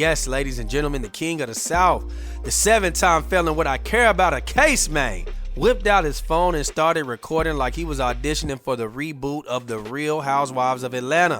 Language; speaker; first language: English; native; English